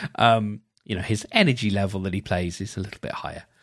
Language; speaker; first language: English; native; English